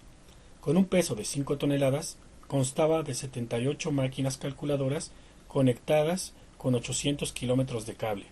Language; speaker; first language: Spanish; native; Spanish